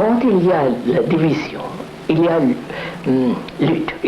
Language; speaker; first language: French; non-native, learner; Telugu